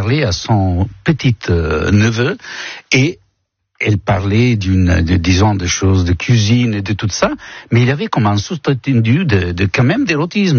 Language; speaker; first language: French; non-native, fluent; Italian